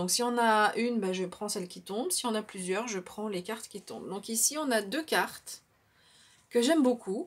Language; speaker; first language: French; native; French